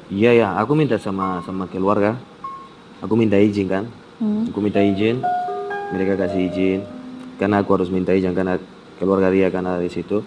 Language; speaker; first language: Indonesian; non-native, fluent; Spanish